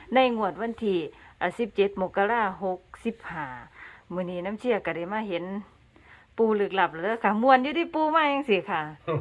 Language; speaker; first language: Thai; native; Thai